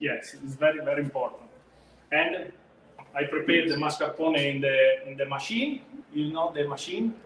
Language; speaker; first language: English; non-native, learner; Italian